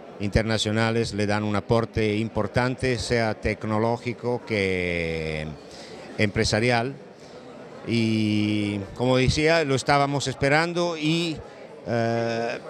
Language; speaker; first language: Spanish; non-native, fluent; Italian